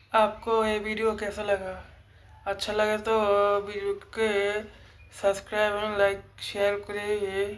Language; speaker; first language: Hindi; non-native, learner; Bangla